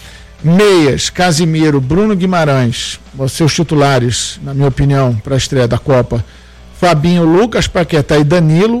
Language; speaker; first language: Portuguese; native; Portuguese